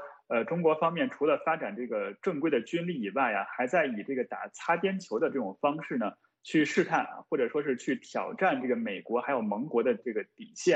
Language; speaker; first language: Chinese; native; Chinese